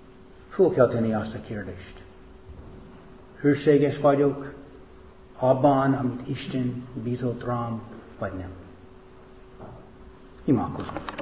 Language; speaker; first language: Hungarian; non-native, fluent; English